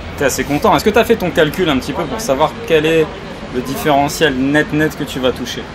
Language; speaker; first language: French; native; French